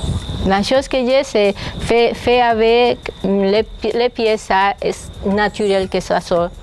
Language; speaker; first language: French; non-native, fluent; Spanish